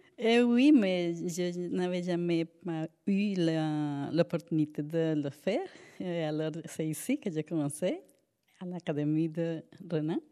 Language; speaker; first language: French; non-native, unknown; Spanish